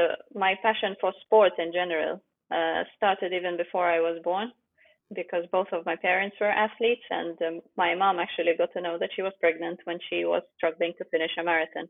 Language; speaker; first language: English; non-native, fluent; Ukrainian